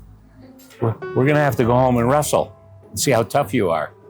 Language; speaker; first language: English; native; English